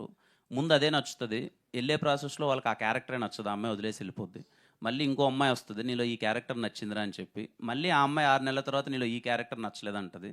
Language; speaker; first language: Telugu; native; Telugu